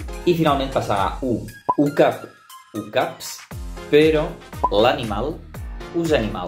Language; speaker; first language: Catalan; native; Catalan